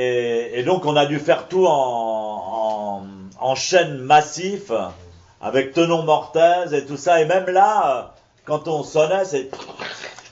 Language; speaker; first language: French; native; French